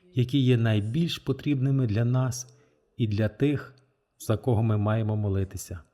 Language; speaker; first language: Ukrainian; non-native, fluent; French